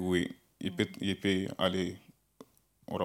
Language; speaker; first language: French; non-native, learner; Bambara